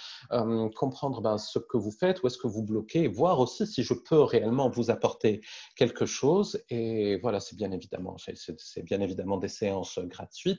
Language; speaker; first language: French; native; French